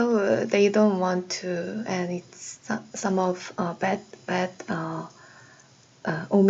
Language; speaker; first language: English; non-native, learner; Korean